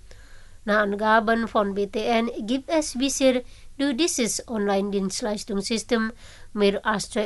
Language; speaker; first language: German; non-native, fluent; Indonesian